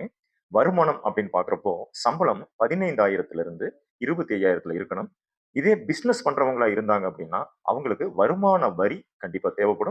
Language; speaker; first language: Tamil; native; Tamil